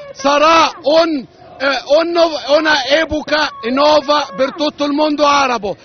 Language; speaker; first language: Italian; non-native, fluent; Arabic